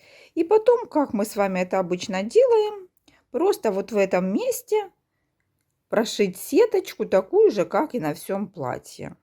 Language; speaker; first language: Russian; native; Russian